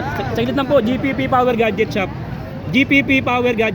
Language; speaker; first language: Filipino; native; Filipino